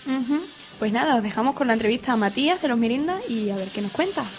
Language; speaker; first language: Spanish; native; Spanish